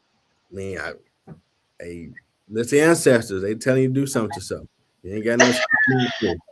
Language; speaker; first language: English; native; English